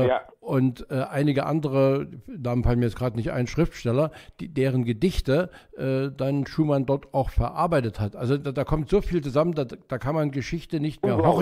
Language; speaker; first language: German; native; German